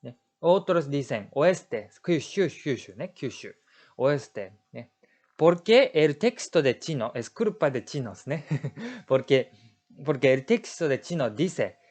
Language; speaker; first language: Spanish; non-native, learner; Japanese